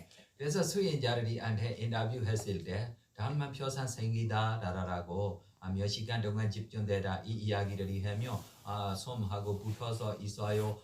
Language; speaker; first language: Korean; non-native, learner; Burmese